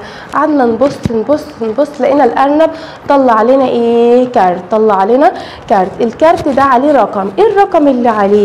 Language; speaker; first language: Arabic; native; Arabic